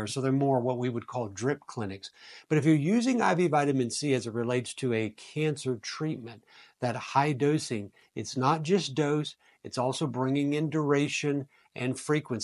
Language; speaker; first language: English; native; English